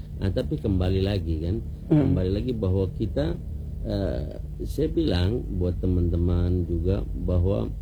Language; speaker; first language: Indonesian; native; Indonesian